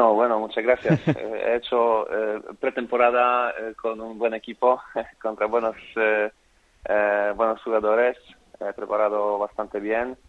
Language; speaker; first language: Spanish; non-native, fluent; Polish